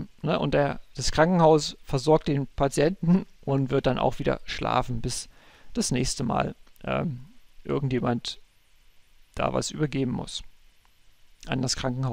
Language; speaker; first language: German; native; German